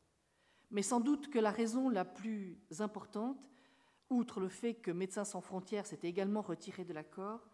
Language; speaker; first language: French; native; French